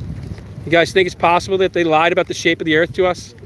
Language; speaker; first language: English; native; English